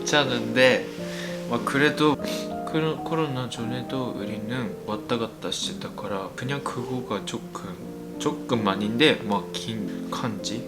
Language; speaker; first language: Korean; non-native, learner; Japanese